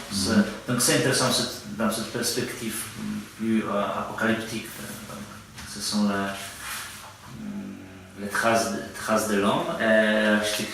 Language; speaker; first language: French; non-native, fluent; Polish